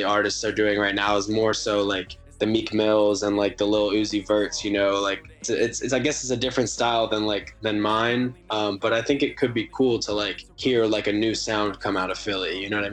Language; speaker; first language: English; native; English